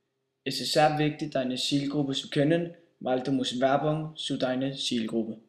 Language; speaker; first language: German; non-native, learner; Danish